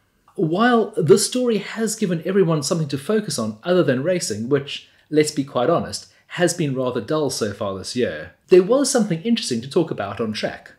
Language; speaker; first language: English; native; English